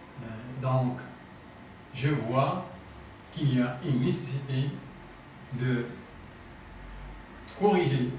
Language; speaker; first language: French; non-native, fluent; Arabic